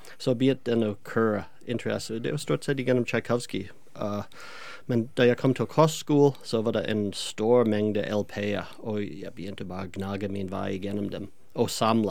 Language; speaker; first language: Norwegian; non-native, fluent; English